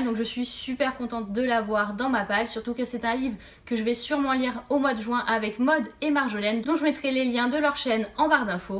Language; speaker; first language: French; native; French